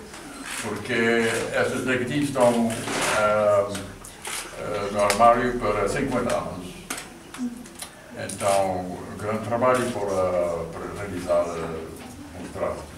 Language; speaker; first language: Portuguese; non-native, learner; English